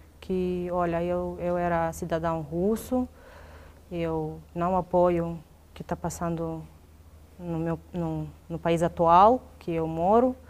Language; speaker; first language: Portuguese; non-native, fluent; Russian